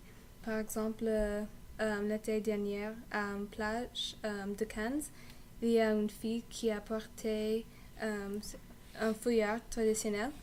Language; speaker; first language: French; non-native, learner; English